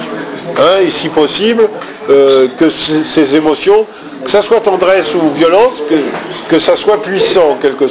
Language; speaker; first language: French; native; French